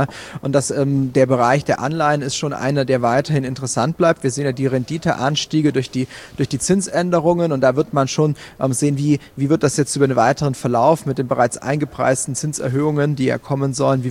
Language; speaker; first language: German; native; German